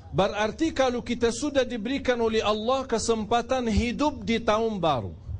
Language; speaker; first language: Indonesian; non-native, fluent; Arabic